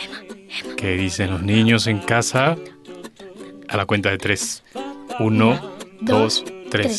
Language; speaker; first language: Spanish; native; Spanish